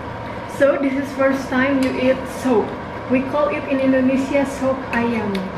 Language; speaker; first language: English; non-native, learner; Indonesian